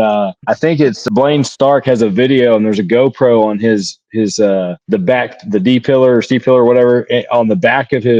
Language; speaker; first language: English; native; English